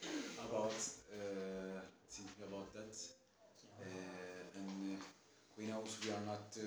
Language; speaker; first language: English; non-native, learner; Turkish